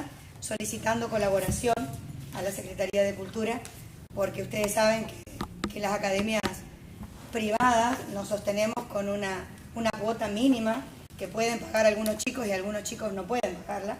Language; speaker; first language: Spanish; native; Spanish